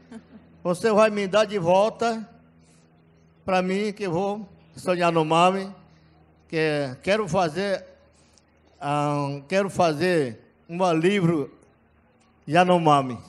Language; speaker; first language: Portuguese; non-native, local second language; Yanomámi